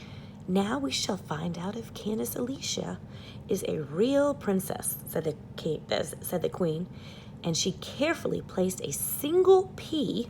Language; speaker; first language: English; native; English